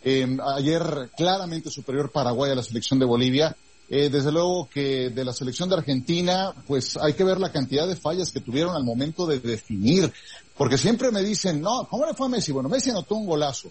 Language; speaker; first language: Spanish; native; Spanish